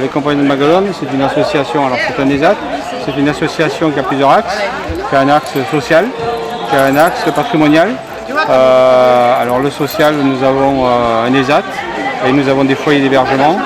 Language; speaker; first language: French; native; French